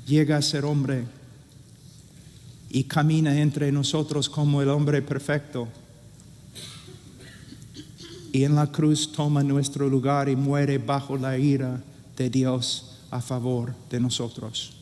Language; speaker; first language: Spanish; non-native, fluent; English